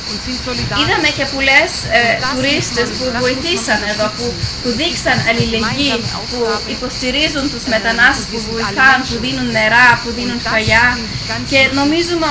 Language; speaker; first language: Greek; early bilingual, heritage; Greek